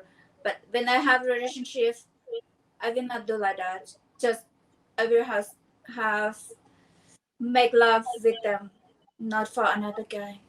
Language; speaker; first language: English; non-native, learner; Thai